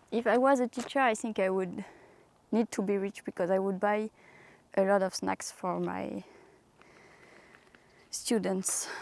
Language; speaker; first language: English; non-native, fluent; French